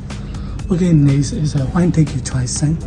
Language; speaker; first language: English; non-native, learner; Burmese